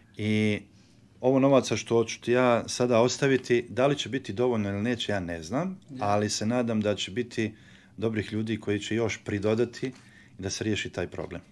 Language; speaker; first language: Croatian; native; Croatian